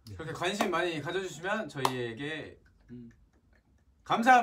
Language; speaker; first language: Korean; native; Korean